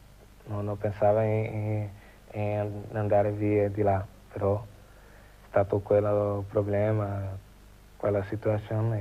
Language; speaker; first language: Italian; non-native, learner; Portuguese